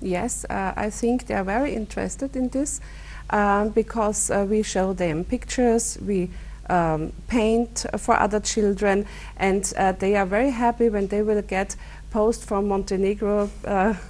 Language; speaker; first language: English; non-native, fluent; German